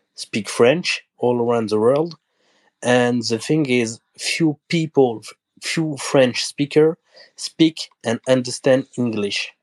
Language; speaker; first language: English; non-native, learner; French